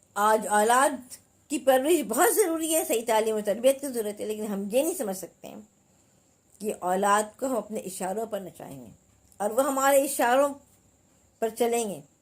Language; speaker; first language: Urdu; native; Urdu